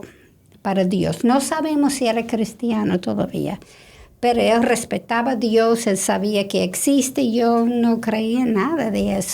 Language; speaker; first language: Spanish; non-native, fluent; English